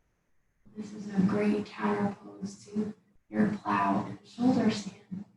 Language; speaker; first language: English; native; English